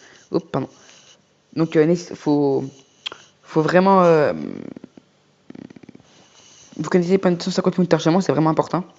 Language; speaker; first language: French; native; French